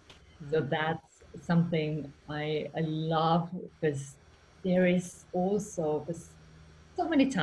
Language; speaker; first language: English; non-native, fluent; Finnish